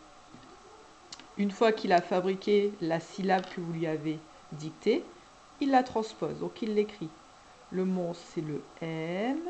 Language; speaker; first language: French; native; French